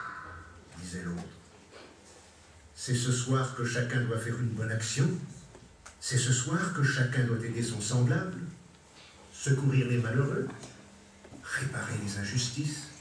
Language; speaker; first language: French; native; French